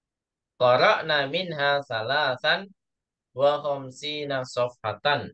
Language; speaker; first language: Arabic; non-native, fluent; Indonesian